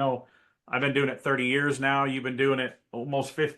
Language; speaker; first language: English; native; English